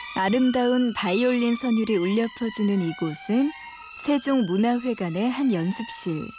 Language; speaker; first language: Korean; native; Korean